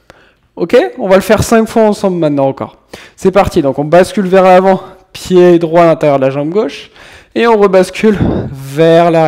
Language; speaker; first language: French; native; French